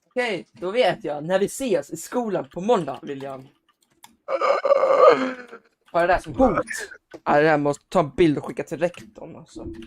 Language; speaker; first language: Swedish; native; Swedish